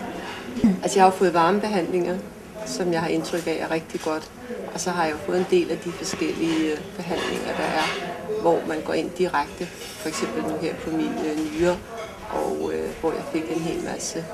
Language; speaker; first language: Danish; native; Danish